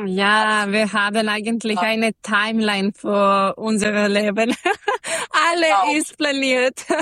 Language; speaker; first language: German; non-native, learner; Serbian